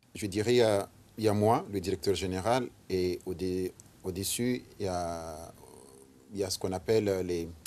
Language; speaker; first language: French; non-native, local second language; Ngazidja Comorian